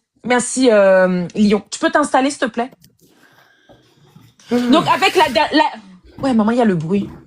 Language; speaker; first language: French; native; French